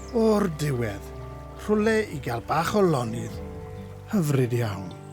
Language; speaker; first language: Welsh; native; Welsh